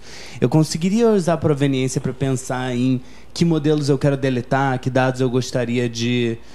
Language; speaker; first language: Portuguese; native; Portuguese